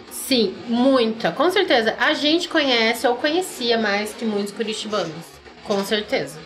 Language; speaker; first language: Portuguese; native; Portuguese